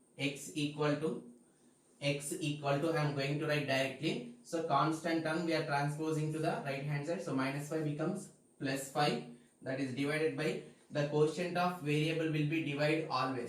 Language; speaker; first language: English; non-native, local second language; Telugu